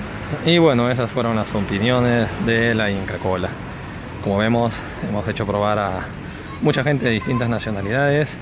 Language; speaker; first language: Spanish; native; Spanish